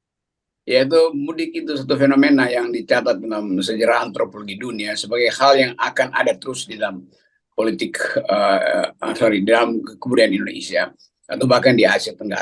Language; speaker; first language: Indonesian; native; Indonesian